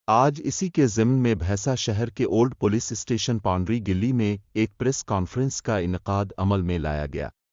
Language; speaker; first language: Urdu; native; Urdu